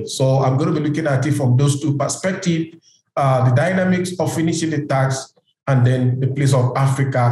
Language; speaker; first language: English; non-native, local second language; Yoruba